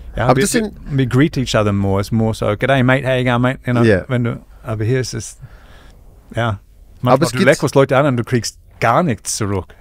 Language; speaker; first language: German; non-native, fluent; English